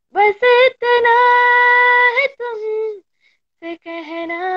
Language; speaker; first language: Hindi; native; Hindi